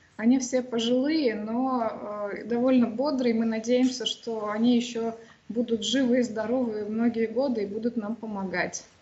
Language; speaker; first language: Russian; native; Russian